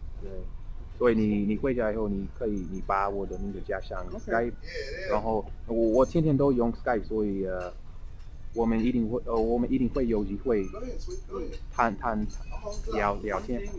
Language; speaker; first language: Chinese; non-native, fluent; English